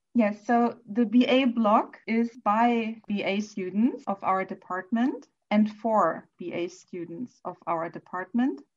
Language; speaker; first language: English; non-native, fluent; German